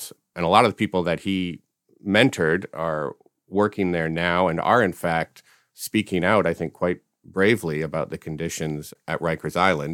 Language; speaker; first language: English; native; English